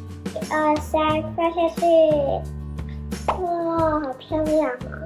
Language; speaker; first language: Chinese; early bilingual, heritage; Chinese